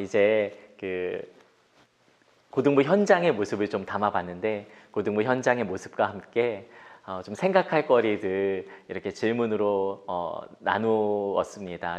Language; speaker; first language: Korean; native; Korean